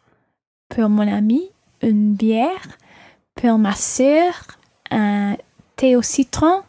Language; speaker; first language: French; non-native, learner; English